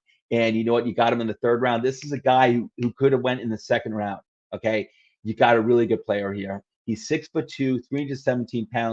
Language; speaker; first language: English; native; English